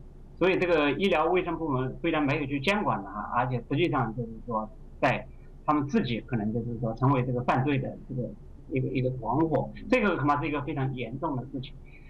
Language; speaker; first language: Chinese; native; Chinese